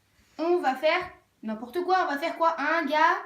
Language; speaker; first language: French; native; French